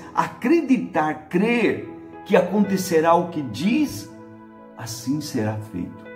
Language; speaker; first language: Portuguese; native; Portuguese